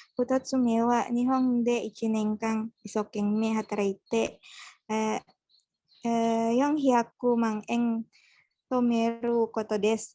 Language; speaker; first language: Japanese; non-native, learner; Indonesian